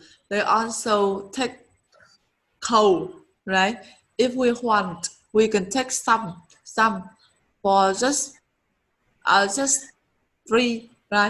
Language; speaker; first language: English; non-native, learner; Vietnamese